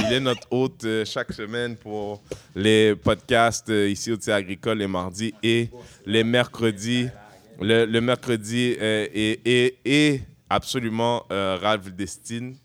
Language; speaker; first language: French; native; French